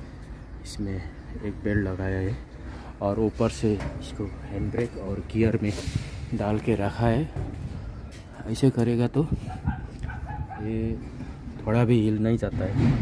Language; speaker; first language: Hindi; non-native, learner; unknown